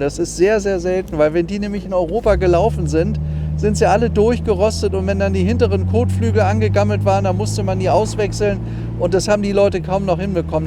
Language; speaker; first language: German; native; German